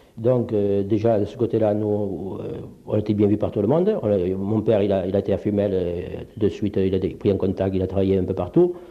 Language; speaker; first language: French; early bilingual, other home language; Polish